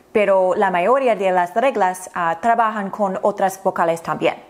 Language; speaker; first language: Spanish; non-native, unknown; English